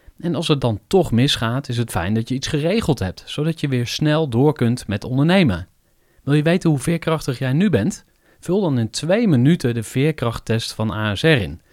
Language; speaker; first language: Dutch; native; Dutch